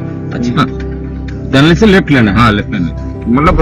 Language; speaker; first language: Hindi; non-native, local second language; Garo